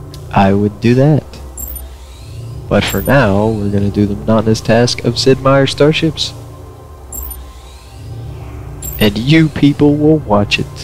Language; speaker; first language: English; native; English